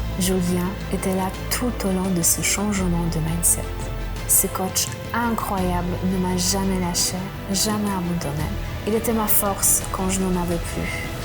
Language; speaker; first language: French; non-native, fluent; Polish